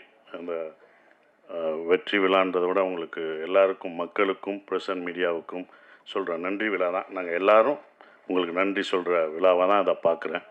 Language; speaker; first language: Tamil; native; Tamil